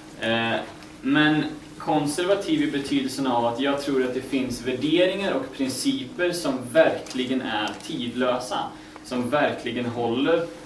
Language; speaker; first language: Swedish; native; Swedish